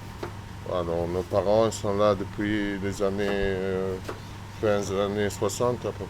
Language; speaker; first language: French; early bilingual, other home language; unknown